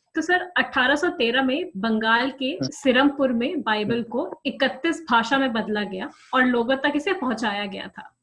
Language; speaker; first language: Hindi; native; Hindi